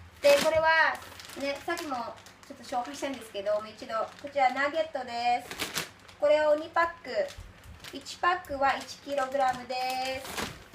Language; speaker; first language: Japanese; non-native, fluent; Filipino